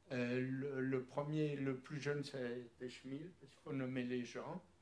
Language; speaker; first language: French; early bilingual, other home language; Polish